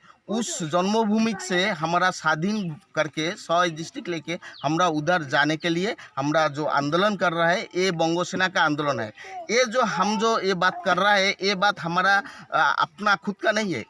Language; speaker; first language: Hindi; non-native, local second language; Bangla